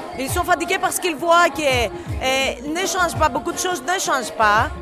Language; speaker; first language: French; non-native, learner; Greek